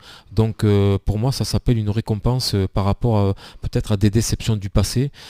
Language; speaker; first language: French; native; French